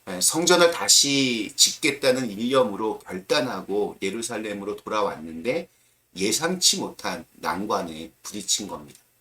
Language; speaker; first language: Korean; native; Korean